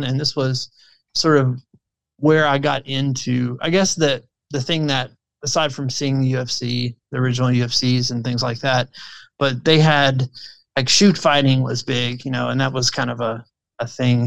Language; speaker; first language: English; native; English